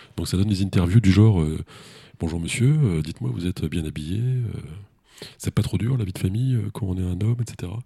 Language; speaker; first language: French; native; French